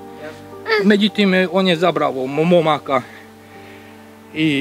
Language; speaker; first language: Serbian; non-native, local second language; Hungarian